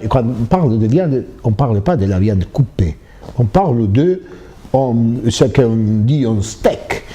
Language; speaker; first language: French; non-native, fluent; Spanish